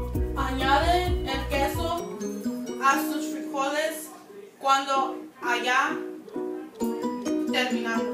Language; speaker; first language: Spanish; non-native, learner; English